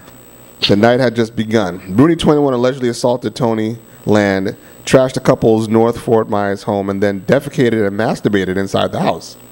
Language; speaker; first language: English; native; English